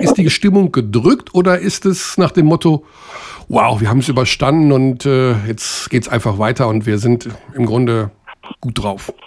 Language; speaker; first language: German; native; German